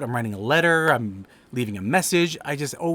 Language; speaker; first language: English; native; English